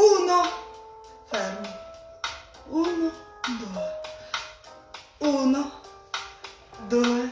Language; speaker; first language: Italian; non-native, learner; Russian